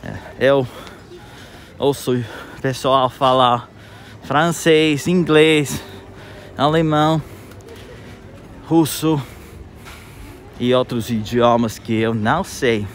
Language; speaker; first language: Portuguese; non-native, fluent; Italian